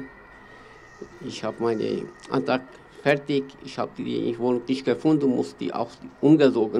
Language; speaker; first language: German; non-native, learner; Kurdish